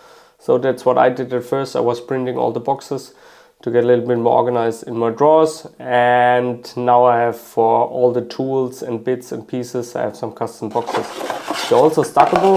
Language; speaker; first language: English; non-native, fluent; German